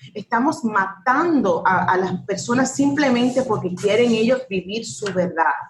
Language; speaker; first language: Spanish; early bilingual, heritage; Spanish